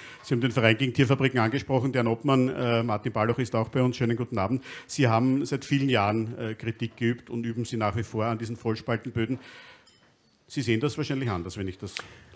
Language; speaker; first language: German; native; German